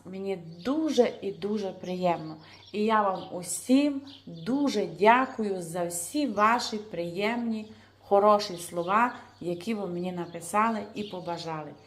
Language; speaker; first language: Ukrainian; native; Ukrainian